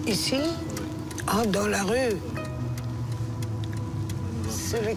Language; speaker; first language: French; non-native, fluent; Persian